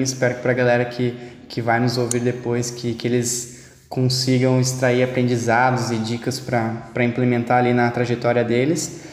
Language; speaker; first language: Portuguese; native; Portuguese